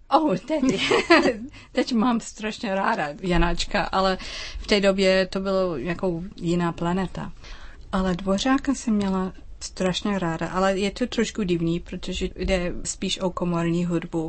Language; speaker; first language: Czech; non-native, learner; English